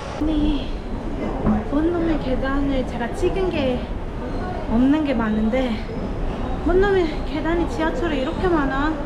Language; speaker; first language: Korean; non-native, fluent; Urdu